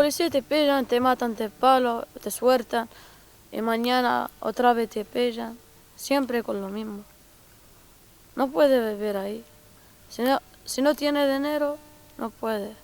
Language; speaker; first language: Spanish; non-native, learner; Arabic